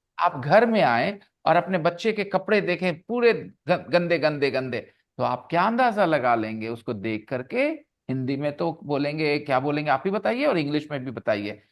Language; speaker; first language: Hindi; native; Hindi